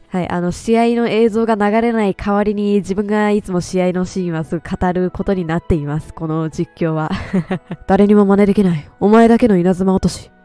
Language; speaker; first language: Japanese; native; Japanese